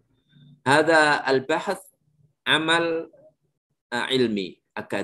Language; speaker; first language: Arabic; non-native, fluent; Indonesian